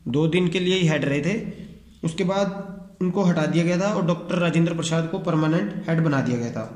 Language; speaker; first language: Hindi; non-native, local second language; Punjabi